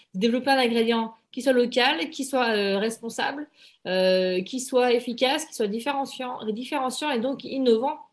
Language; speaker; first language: French; native; French